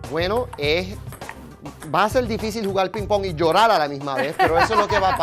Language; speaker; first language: Spanish; early bilingual, heritage; Spanish